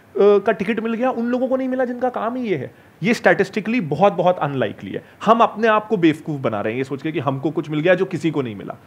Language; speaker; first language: Hindi; native; Hindi